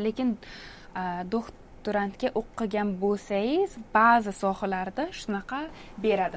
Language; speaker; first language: Uzbek; non-native, fluent; English